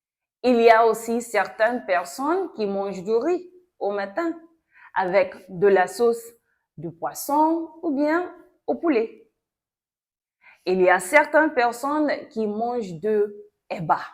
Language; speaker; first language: French; non-native, local second language; Yoruba